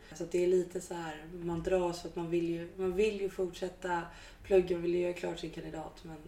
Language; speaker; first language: Swedish; native; Swedish